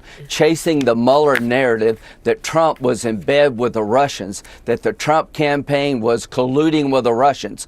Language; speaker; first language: English; native; English